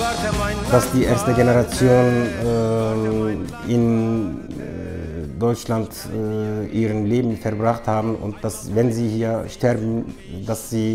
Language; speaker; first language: German; non-native, fluent; Turkish